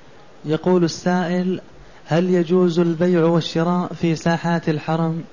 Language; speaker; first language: Arabic; native; Arabic